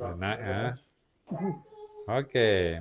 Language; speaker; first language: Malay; non-native, learner; Catalan